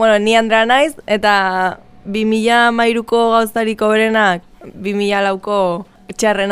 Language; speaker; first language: Basque; non-native, learner; Spanish